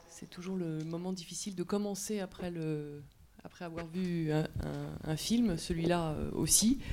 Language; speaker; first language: French; native; French